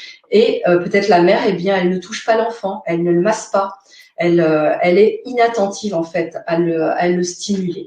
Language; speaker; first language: French; native; French